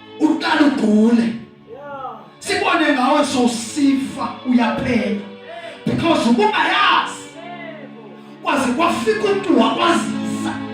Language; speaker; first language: Zulu; non-native, local second language; Xhosa